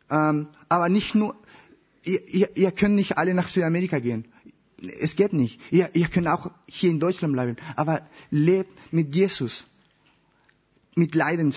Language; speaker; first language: German; non-native, learner; Spanish